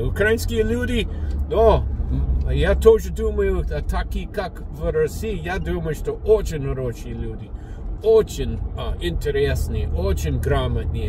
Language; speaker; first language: Russian; non-native, learner; English